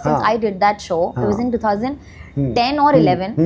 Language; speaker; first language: English; non-native, local second language; Hindi